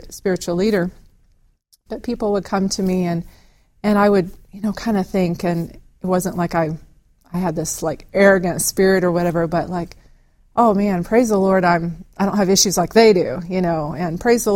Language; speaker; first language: English; native; English